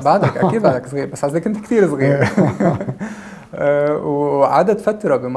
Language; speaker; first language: Arabic; native; Arabic